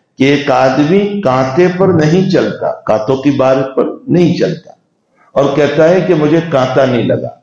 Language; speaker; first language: Urdu; non-native, local second language; Gujarati